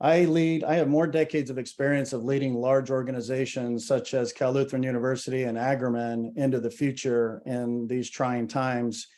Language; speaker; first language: English; native; English